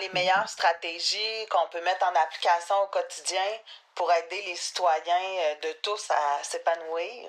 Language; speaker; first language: French; native; French